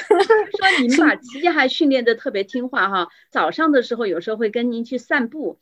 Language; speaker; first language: Chinese; native; Chinese